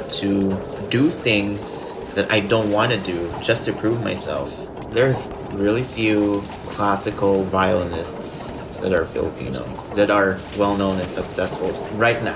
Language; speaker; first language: English; non-native, local second language; Filipino